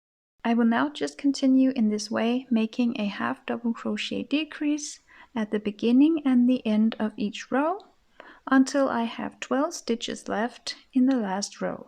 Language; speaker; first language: English; non-native, fluent; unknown